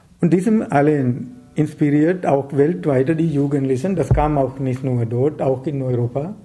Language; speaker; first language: German; non-native, learner; Sinhala